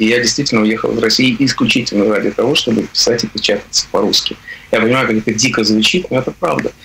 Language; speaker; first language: Russian; native; Russian